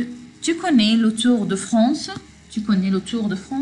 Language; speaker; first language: French; non-native, fluent; Arabic